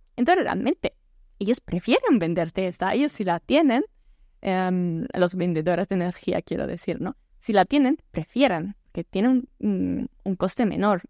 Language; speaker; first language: Spanish; non-native, fluent; Italian